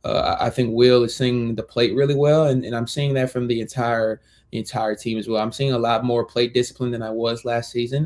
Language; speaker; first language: English; native; English